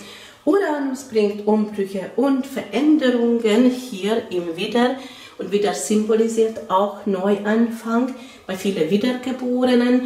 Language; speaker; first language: German; non-native, fluent; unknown